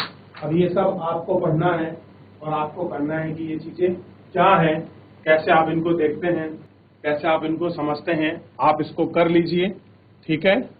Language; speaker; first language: Hindi; native; Hindi